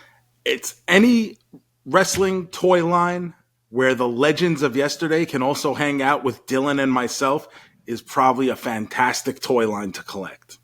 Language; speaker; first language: English; native; English